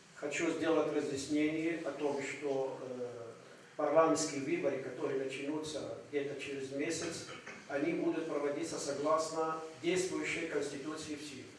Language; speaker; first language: Russian; non-native, fluent; Arabic